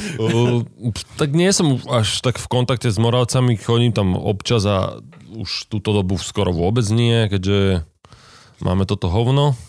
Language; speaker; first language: Slovak; native; Slovak